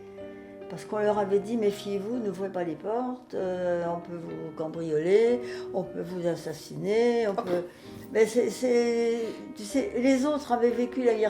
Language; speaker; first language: French; native; French